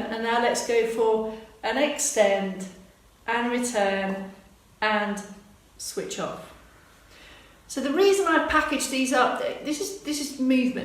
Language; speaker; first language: English; native; English